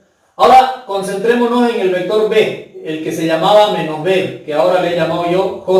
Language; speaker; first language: Spanish; native; Spanish